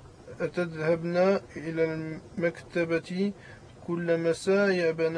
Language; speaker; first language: Arabic; non-native, learner; French